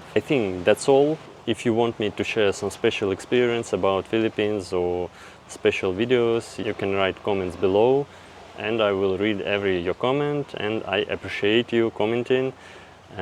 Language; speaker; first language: English; non-native, fluent; Russian